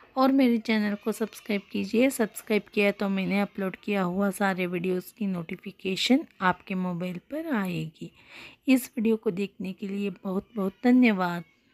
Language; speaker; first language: Hindi; non-native, local second language; Kannada